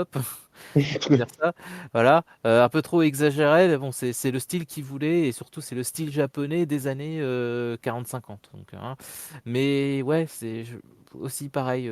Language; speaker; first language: French; native; French